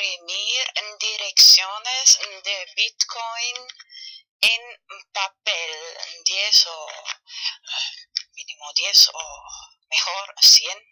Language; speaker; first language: Spanish; non-native, fluent; German